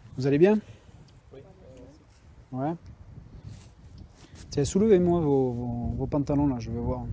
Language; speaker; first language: French; native; French